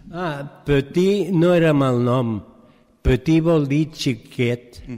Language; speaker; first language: Catalan; early bilingual, other home language; French